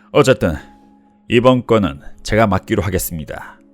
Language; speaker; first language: Korean; native; Korean